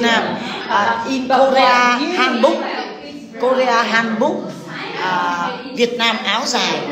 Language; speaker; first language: English; non-native, learner; Vietnamese